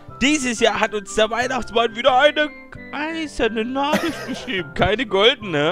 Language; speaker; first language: German; native; German